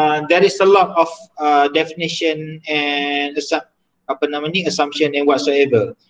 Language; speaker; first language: English; non-native, local second language; Malay